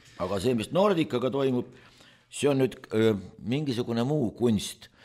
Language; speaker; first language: Estonian; native; Estonian